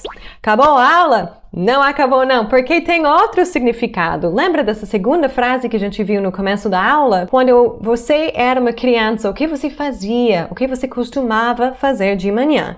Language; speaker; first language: Portuguese; non-native, fluent; English